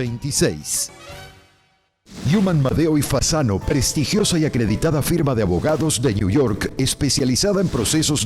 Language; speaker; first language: Spanish; native; Spanish